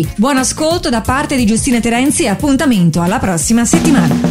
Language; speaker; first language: Italian; native; Italian